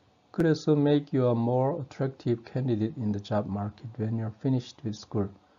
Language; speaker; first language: English; non-native, fluent; Korean